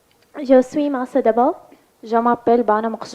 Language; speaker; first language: French; non-native, learner; Arabic